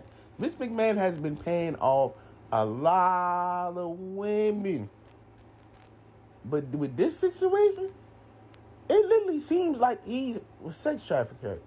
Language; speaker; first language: English; native; English